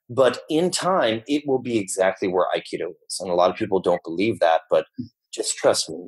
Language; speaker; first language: English; native; English